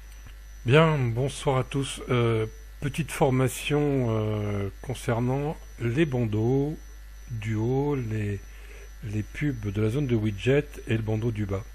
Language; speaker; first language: French; native; French